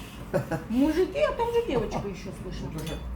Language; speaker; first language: Russian; native; Russian